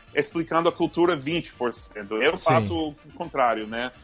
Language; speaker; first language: Portuguese; non-native, fluent; English